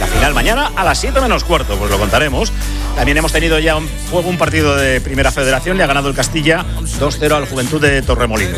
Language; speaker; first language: Spanish; native; Spanish